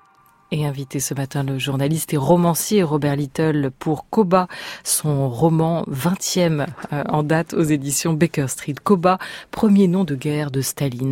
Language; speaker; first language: French; native; French